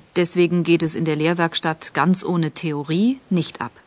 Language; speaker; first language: German; native; German